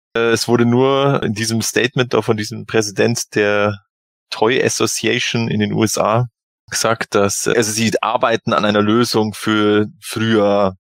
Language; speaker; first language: German; native; German